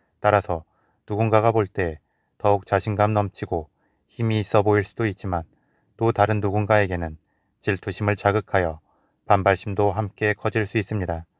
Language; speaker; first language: Korean; native; Korean